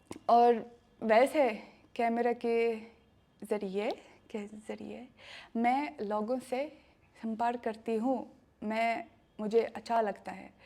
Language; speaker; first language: Hindi; non-native, learner; Russian